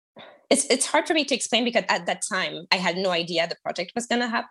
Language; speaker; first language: English; non-native, fluent; French